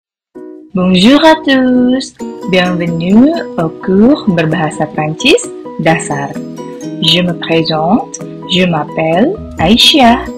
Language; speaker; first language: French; non-native, fluent; Indonesian